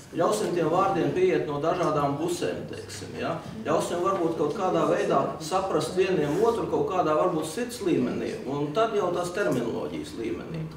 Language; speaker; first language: Latvian; non-native, local second language; Russian